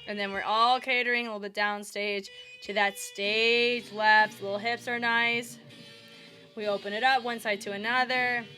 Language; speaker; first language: English; native; English